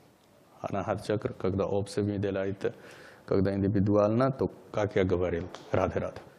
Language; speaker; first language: Russian; non-native, learner; Hindi